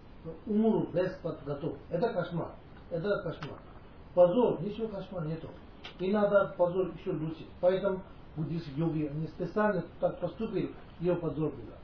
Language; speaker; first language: Russian; non-native, learner; Tibetan